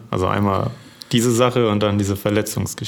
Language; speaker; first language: German; native; German